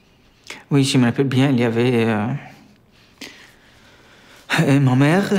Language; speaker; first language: French; non-native, fluent; Arabic